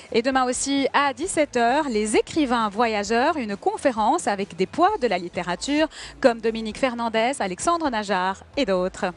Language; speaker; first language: French; non-native, local second language; Arabic